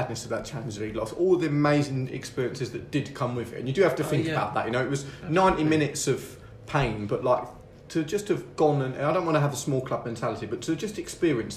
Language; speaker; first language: English; native; English